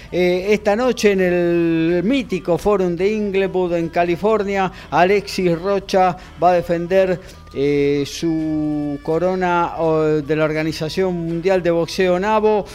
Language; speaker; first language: Spanish; native; Spanish